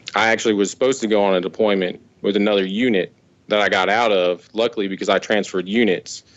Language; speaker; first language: English; native; English